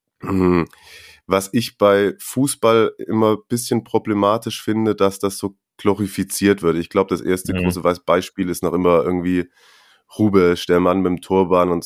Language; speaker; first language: German; native; German